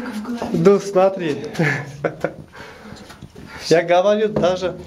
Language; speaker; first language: Russian; non-native, local second language; Armenian